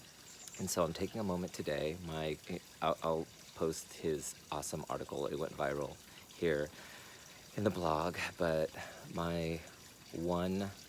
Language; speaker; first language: English; native; English